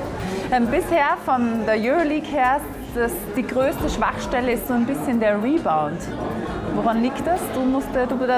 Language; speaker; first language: German; native; German